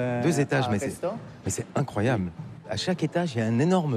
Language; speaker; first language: French; native; French